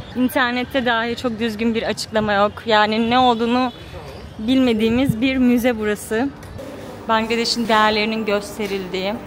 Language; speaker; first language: Turkish; native; Turkish